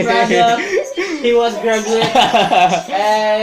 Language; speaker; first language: English; non-native, learner; Indonesian